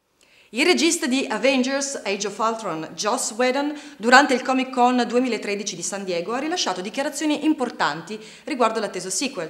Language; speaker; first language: Italian; native; Italian